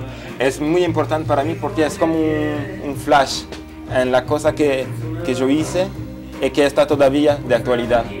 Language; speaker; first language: Spanish; non-native, fluent; French